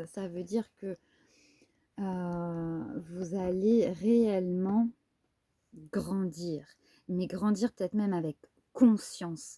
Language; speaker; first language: French; native; French